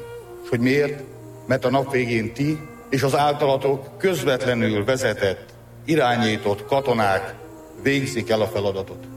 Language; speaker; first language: Hungarian; native; Hungarian